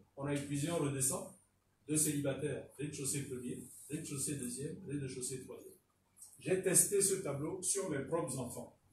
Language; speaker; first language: French; non-native, local second language; Fon